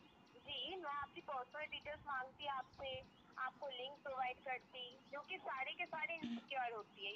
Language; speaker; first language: Hindi; native; Hindi